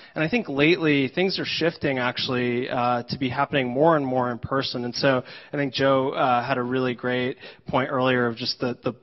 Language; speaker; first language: English; native; English